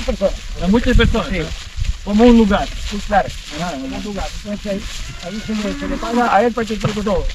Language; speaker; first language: Spanish; non-native, learner; Serbian